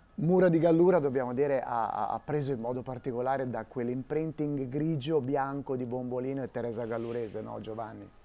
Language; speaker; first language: Italian; native; Italian